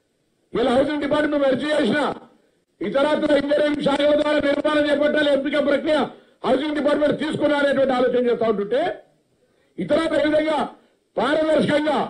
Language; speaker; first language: Telugu; native; Telugu